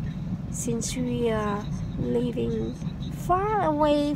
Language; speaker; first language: English; non-native, fluent; Indonesian